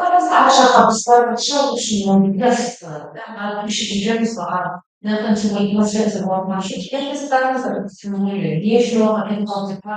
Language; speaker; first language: Russian; non-native, local second language; Kazakh